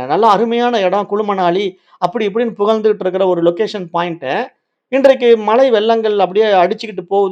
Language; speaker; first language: Tamil; native; Tamil